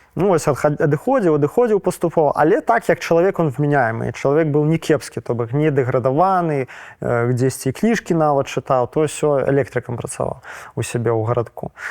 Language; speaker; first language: Belarusian; non-native, local second language; Russian